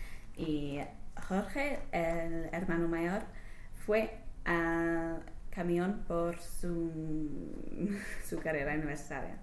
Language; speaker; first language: Spanish; non-native, learner; English